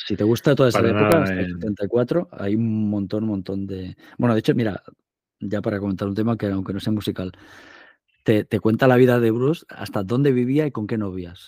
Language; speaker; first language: Spanish; native; Spanish